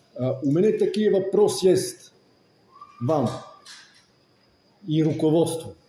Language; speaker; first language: Russian; non-native, fluent; Serbian